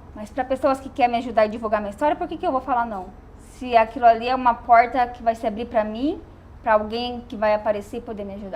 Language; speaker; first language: Portuguese; native; Portuguese